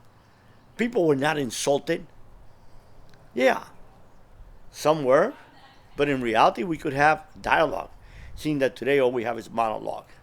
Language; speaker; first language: English; early bilingual, other home language; Spanish